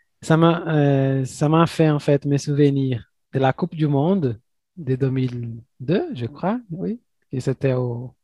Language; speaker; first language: French; non-native, fluent; Portuguese